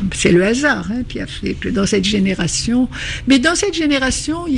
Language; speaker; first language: French; non-native, local second language; Arabic